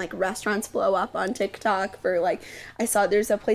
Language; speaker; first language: English; native; English